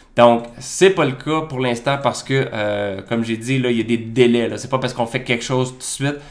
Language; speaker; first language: French; native; French